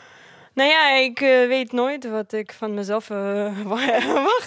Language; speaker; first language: Dutch; non-native, fluent; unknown